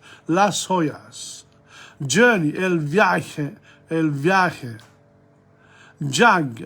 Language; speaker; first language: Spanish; non-native, learner; English